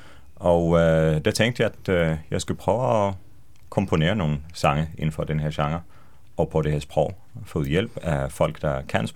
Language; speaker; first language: Danish; non-native, fluent; Hebrew